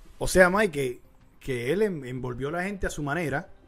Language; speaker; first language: Spanish; native; Spanish